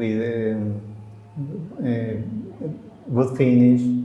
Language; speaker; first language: English; non-native, learner; Spanish